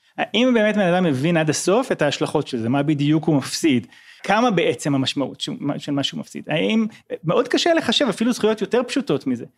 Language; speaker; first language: Hebrew; native; Hebrew